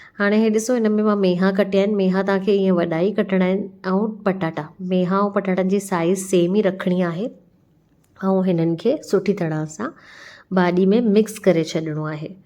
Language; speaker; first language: Sindhi; early bilingual, heritage; Sindhi